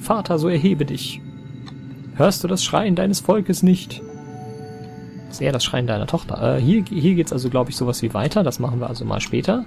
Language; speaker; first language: German; native; German